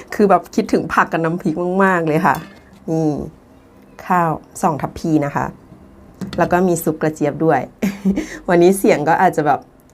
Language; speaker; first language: Thai; native; Thai